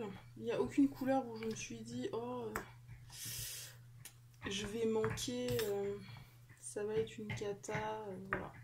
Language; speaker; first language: French; native; French